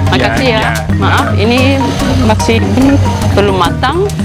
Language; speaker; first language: Indonesian; non-native, fluent; German